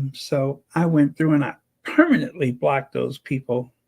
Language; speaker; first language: English; native; English